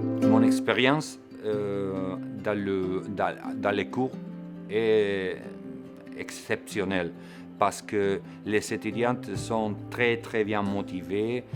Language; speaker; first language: French; non-native, local second language; Arabic